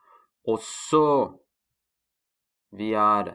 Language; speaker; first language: Norwegian; non-native, fluent; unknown